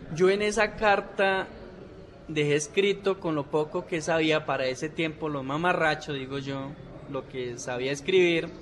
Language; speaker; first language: Spanish; native; Spanish